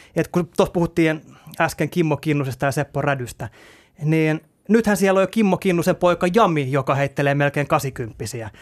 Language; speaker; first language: Finnish; native; Finnish